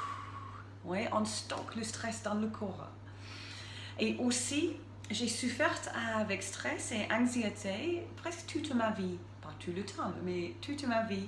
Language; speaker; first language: French; non-native, fluent; English